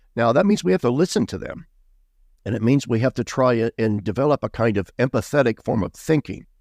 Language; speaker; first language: English; native; English